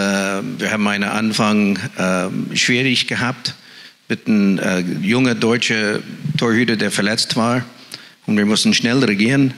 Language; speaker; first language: German; non-native, fluent; English